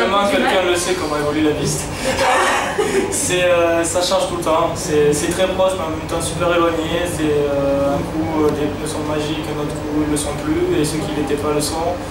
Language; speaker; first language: French; native; French